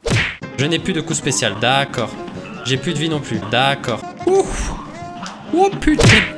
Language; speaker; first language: French; native; French